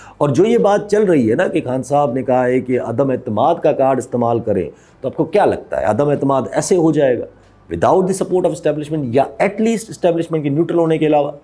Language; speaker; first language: Urdu; non-native, local second language; Sindhi